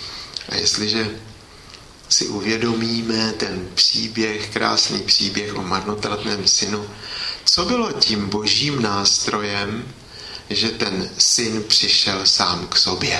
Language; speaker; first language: Czech; native; Czech